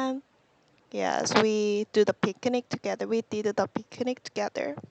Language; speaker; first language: English; non-native, learner; Korean